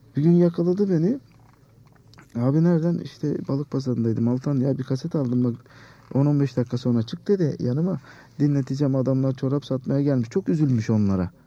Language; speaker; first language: Turkish; native; Turkish